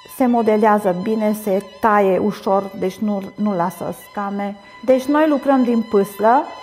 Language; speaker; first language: Romanian; non-native, local second language; Hungarian